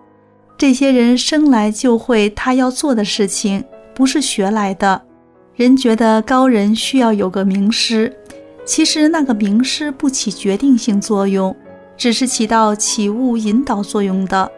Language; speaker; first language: Chinese; native; Chinese